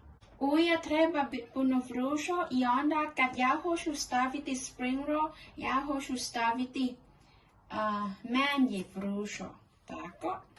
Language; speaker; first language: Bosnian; non-native, learner; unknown